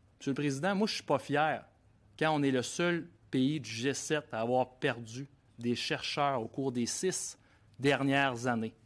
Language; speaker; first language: French; native; French